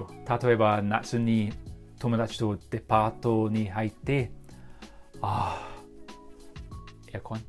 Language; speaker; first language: Japanese; non-native, fluent; English